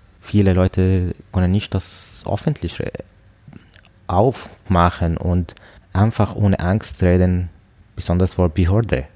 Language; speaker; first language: German; non-native, learner; Arabic